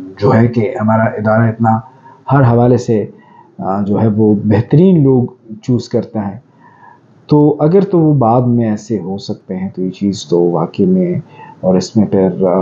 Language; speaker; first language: Urdu; non-native, local second language; Pashto